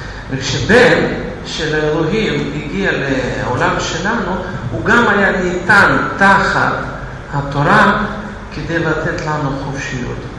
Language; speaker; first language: Hebrew; non-native, fluent; Russian